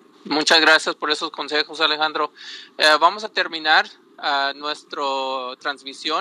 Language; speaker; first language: Spanish; early bilingual, heritage; Spanish